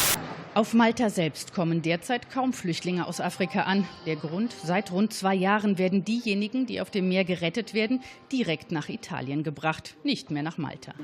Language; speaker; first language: German; native; German